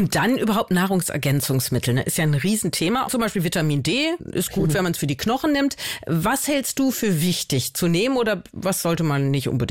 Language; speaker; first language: German; native; German